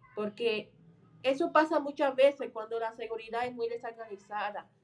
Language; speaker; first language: Spanish; native; Spanish